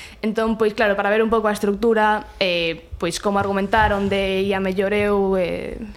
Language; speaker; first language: Galician; non-native, local second language; Spanish